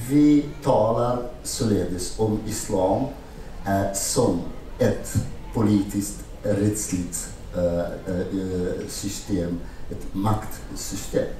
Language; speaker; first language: Swedish; non-native, fluent; Arabic